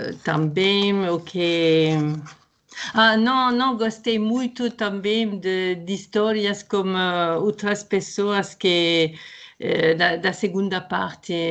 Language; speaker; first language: Portuguese; non-native, fluent; French